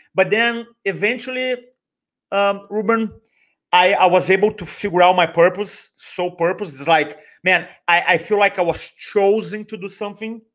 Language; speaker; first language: English; non-native, fluent; Portuguese